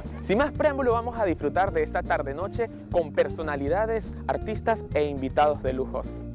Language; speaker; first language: Spanish; native; Spanish